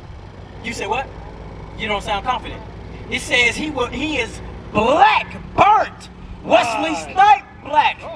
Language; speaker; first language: English; native; English